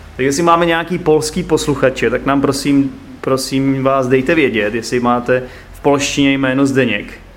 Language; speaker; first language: Czech; native; Czech